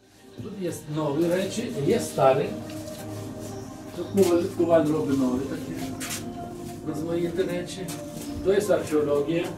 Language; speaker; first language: Polish; non-native, learner; Ukrainian